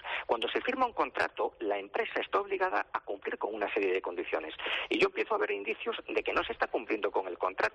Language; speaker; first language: Spanish; native; Spanish